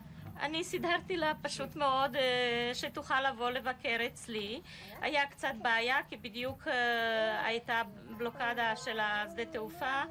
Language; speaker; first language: Hebrew; non-native, fluent; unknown